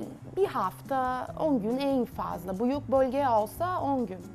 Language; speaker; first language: Turkish; non-native, learner; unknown